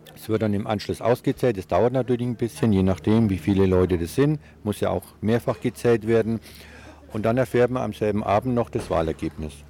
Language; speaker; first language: German; native; German